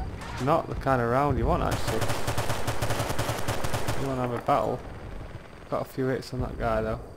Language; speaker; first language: English; native; English